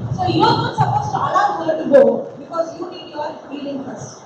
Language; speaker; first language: English; non-native, local second language; Tamil